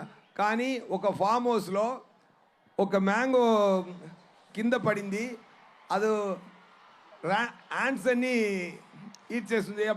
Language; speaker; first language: Telugu; non-native, local second language; Tamil